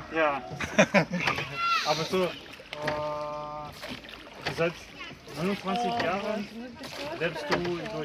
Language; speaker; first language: German; non-native, fluent; Russian